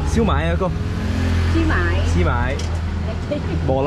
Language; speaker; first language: Vietnamese; early bilingual, heritage; English